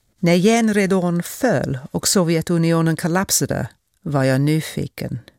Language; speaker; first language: Swedish; non-native, fluent; English